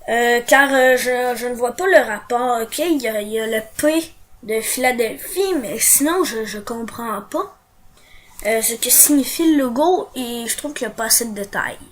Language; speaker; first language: French; native; French